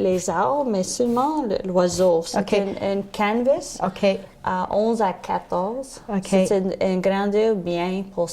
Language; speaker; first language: French; non-native, learner; English